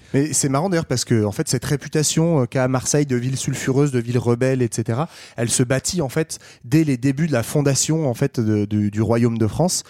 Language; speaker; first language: French; native; French